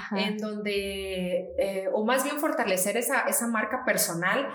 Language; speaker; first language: Spanish; native; Spanish